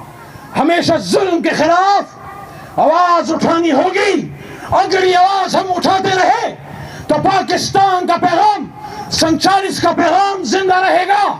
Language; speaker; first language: Urdu; native; Urdu